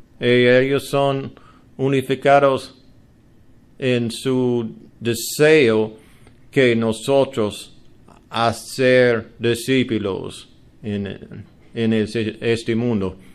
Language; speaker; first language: Spanish; non-native, learner; English